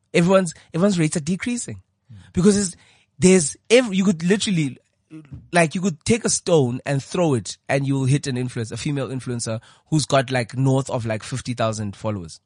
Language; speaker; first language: English; non-native, local second language; Xhosa